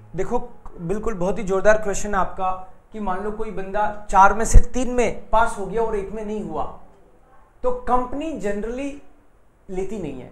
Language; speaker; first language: Hindi; native; Hindi